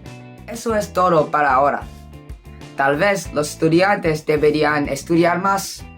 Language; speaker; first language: Spanish; non-native, learner; English